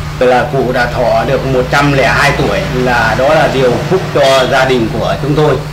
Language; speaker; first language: Vietnamese; non-native, local second language; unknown